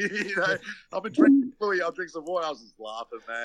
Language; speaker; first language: English; native; English